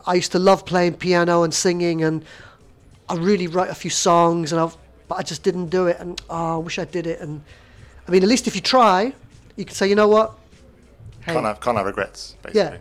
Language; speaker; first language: English; native; English